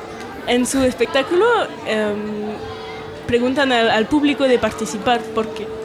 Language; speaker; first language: Spanish; non-native, fluent; French